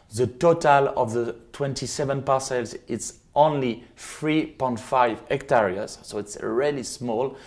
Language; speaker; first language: English; non-native, fluent; French